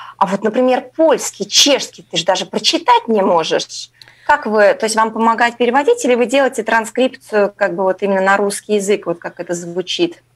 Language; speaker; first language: Russian; native; Russian